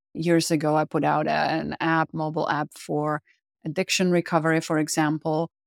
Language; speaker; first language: English; non-native, fluent; Czech